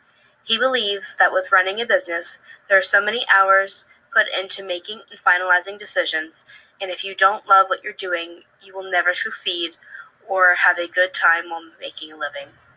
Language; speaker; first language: English; native; English